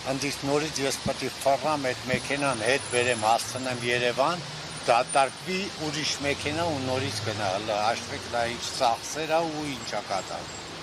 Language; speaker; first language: Armenian; native; Armenian